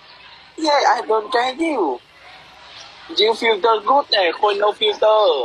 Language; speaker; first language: English; non-native, learner; Vietnamese